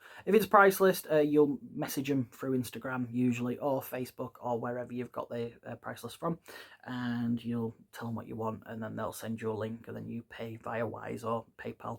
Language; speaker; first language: English; native; English